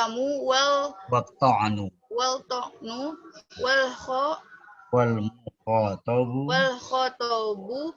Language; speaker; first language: Arabic; non-native, learner; Indonesian